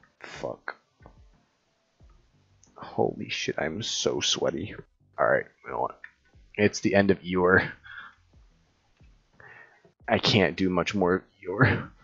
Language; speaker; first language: English; native; English